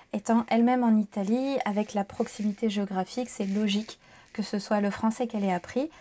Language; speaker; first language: French; native; French